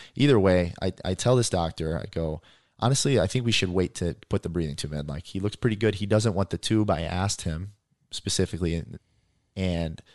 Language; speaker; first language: English; native; English